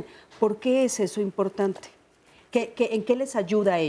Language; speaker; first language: Spanish; native; Spanish